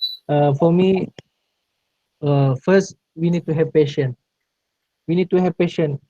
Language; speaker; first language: English; non-native, local second language; Malay